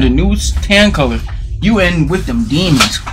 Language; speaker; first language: English; native; English